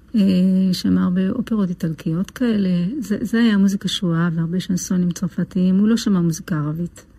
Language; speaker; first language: Hebrew; native; Hebrew